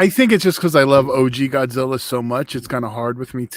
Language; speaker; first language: English; native; English